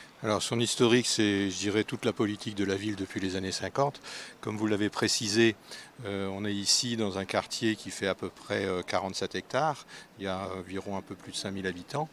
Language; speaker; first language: French; native; French